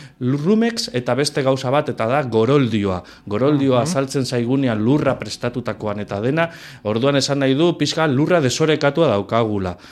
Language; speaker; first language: Basque; non-native, local second language; Spanish